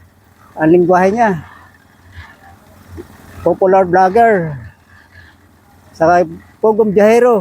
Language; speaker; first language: Filipino; native; Filipino